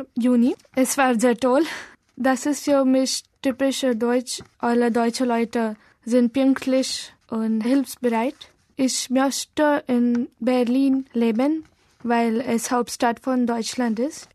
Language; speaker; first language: German; non-native, learner; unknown